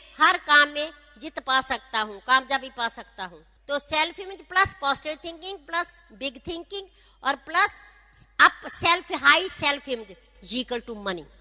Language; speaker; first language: Hindi; non-native, local second language; Punjabi